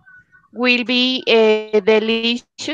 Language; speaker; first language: English; non-native, learner; Spanish